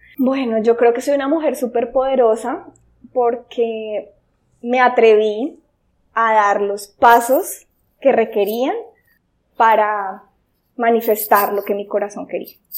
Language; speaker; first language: Spanish; native; Spanish